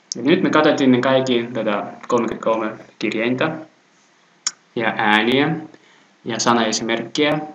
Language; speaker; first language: Finnish; non-native, fluent; Russian